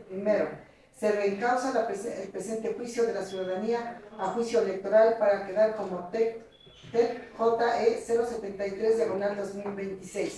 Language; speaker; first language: Spanish; native; Spanish